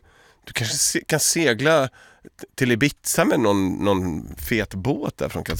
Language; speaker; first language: Swedish; native; Swedish